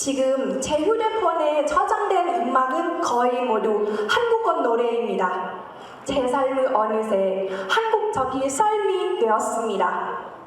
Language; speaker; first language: Korean; non-native, fluent; Thai